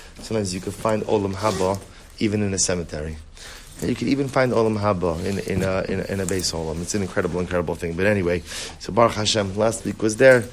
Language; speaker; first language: English; native; English